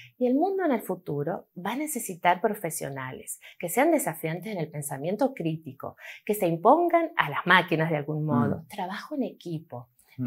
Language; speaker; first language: Spanish; native; Spanish